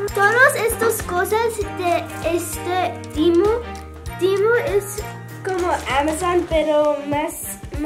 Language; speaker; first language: Spanish; early bilingual, heritage; Spanish